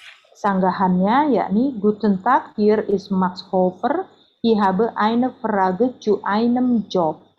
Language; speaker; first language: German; non-native, fluent; Indonesian